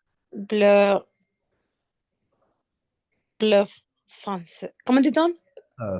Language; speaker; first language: French; non-native, learner; Spanish